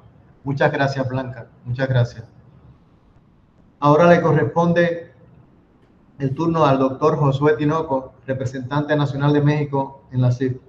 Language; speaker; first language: Spanish; native; Spanish